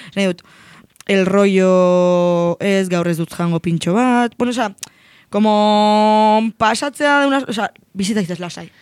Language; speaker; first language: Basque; non-native, local second language; Spanish